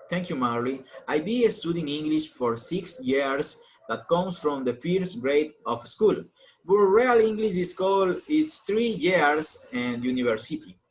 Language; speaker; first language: English; non-native, learner; Spanish